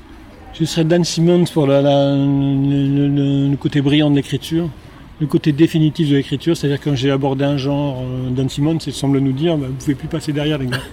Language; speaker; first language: French; native; French